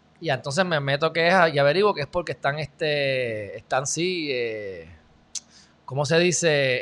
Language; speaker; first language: Spanish; native; Spanish